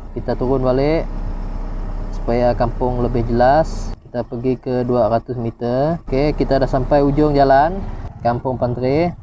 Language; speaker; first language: Malay; non-native, local second language; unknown